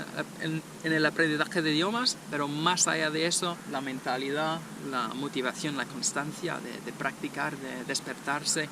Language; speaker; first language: Spanish; non-native, fluent; English